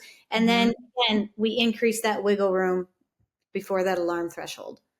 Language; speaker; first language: English; native; English